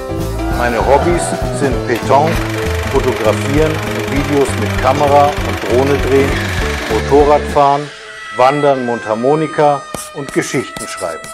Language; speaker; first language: German; non-native, fluent; Bulgarian